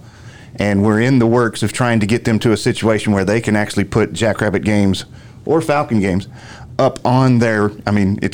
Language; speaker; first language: English; native; English